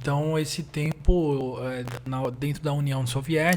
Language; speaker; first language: Portuguese; native; Portuguese